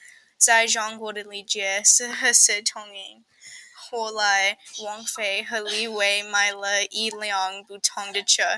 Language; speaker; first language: Chinese; non-native, learner; English